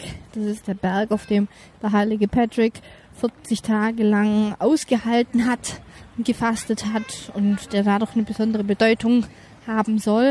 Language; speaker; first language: German; native; German